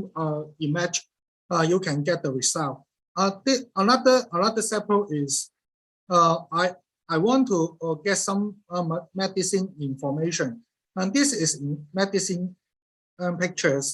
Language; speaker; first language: English; non-native, learner; Cantonese